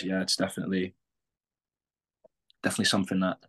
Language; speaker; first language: English; native; English